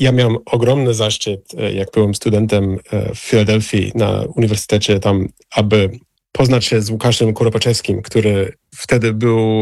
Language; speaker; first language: Polish; non-native, fluent; English